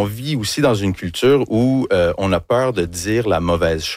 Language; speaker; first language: French; early bilingual, other home language; English